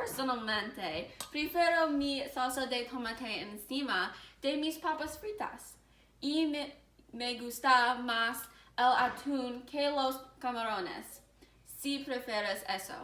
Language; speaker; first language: Spanish; non-native, learner; English